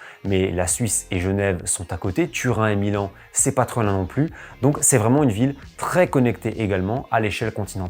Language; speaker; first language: French; native; French